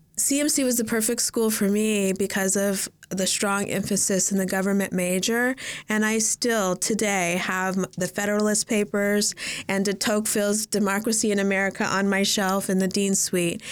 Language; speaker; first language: English; native; English